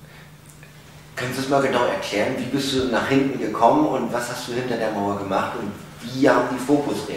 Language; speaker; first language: German; native; German